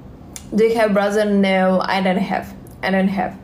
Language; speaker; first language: English; non-native, learner; Russian